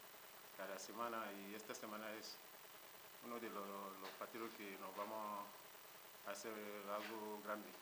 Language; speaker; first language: Spanish; non-native, learner; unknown